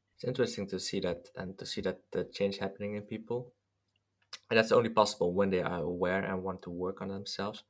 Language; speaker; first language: English; non-native, fluent; Dutch